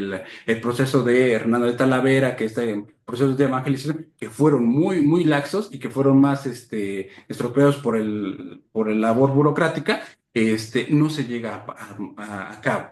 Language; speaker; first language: Spanish; native; Spanish